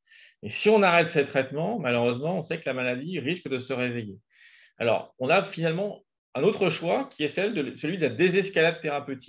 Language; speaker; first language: French; native; French